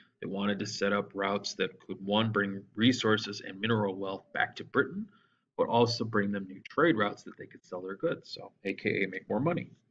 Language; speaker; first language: English; native; English